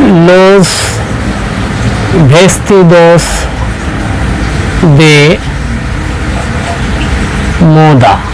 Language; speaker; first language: Spanish; non-native, fluent; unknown